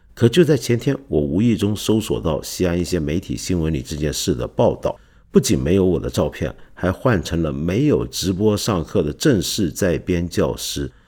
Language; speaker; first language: Chinese; non-native, local second language; Cantonese